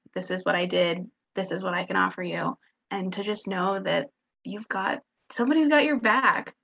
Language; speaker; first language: English; native; English